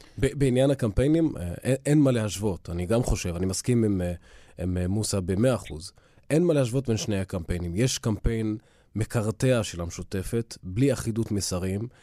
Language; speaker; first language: Hebrew; non-native, local second language; Arabic